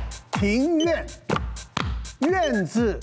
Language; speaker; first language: Chinese; native; Chinese